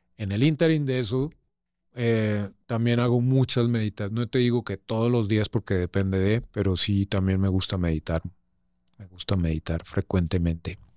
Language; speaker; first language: Spanish; native; Spanish